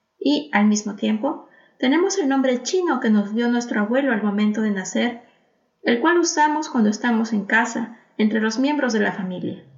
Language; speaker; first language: Spanish; native; Spanish